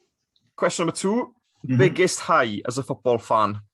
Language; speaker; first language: English; native; English